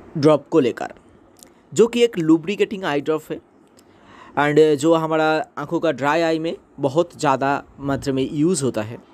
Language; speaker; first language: Hindi; non-native, local second language; Bangla